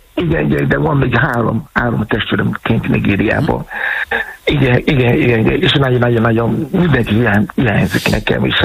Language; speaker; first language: Hungarian; non-native, learner; Yoruba